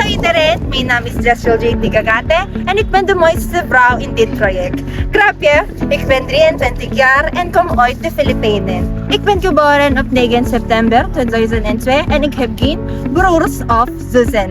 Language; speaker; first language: Dutch; non-native, learner; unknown